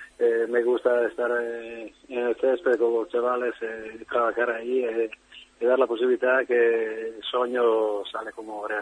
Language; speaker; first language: Spanish; non-native, fluent; Italian